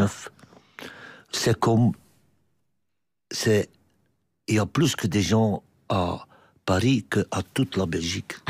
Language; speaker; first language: French; non-native, local second language; Dutch